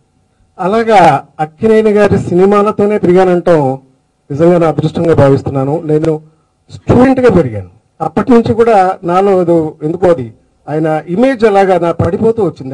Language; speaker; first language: Telugu; native; Telugu